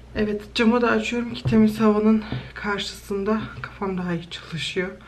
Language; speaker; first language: Turkish; early bilingual, heritage; Turkish